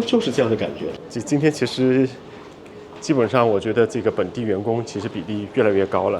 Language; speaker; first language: Chinese; native; Chinese